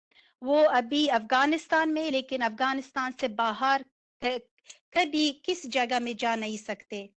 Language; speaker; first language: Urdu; non-native, fluent; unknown